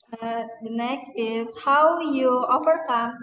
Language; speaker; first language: English; non-native, learner; Indonesian